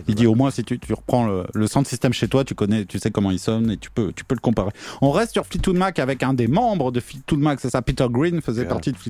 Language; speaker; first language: French; native; French